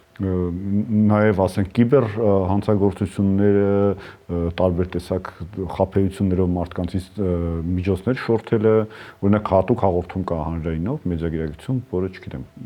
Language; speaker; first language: Armenian; native; Armenian